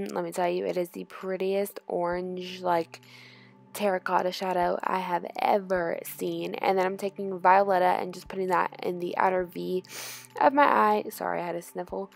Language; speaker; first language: English; native; English